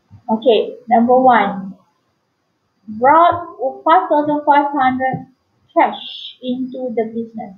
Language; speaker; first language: English; non-native, local second language; Malay